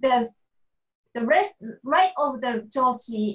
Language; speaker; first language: English; non-native, learner; Japanese